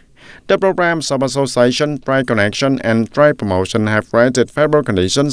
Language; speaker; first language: English; non-native, fluent; Vietnamese